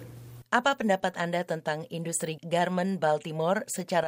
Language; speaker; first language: Indonesian; native; Indonesian